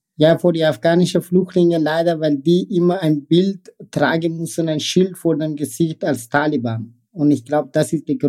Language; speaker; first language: German; non-native, fluent; Persian